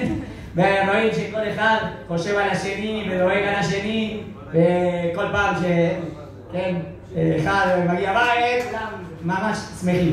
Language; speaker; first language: Hebrew; non-native, fluent; Spanish